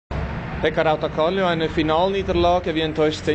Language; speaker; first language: German; native; German